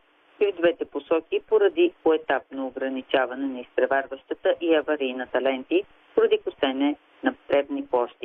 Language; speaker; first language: Bulgarian; native; Bulgarian